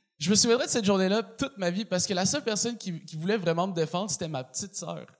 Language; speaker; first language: French; early bilingual, other home language; Arabic